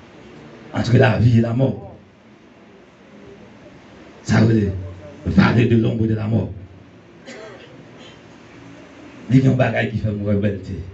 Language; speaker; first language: French; non-native, learner; Haitian Creole